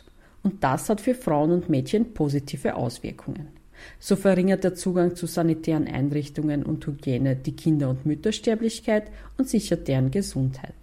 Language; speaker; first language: German; native; German